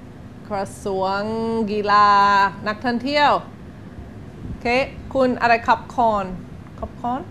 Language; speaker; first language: Thai; non-native, learner; English